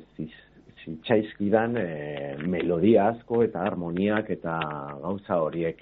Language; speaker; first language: Basque; non-native, local second language; Spanish